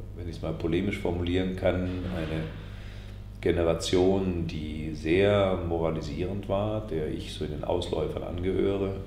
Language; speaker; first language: German; native; German